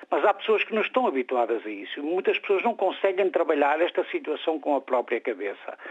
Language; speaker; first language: Portuguese; native; Portuguese